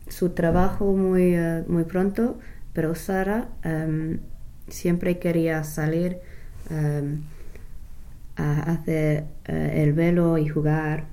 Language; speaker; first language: Spanish; non-native, fluent; English